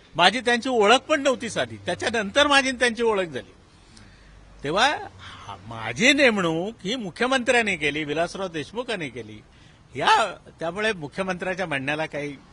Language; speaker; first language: Marathi; native; Marathi